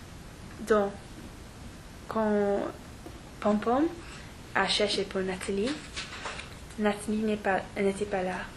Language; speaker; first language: French; non-native, learner; English